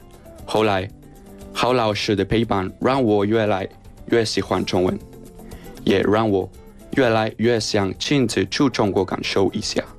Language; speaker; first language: Chinese; non-native, fluent; Spanish